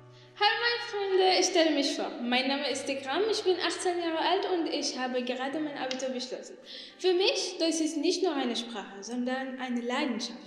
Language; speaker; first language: German; non-native, learner; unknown